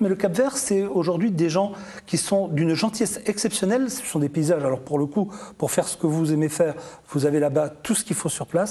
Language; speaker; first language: French; native; French